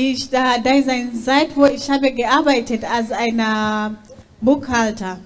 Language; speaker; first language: German; non-native, learner; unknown